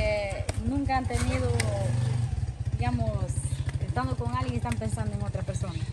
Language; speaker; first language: Spanish; native; Spanish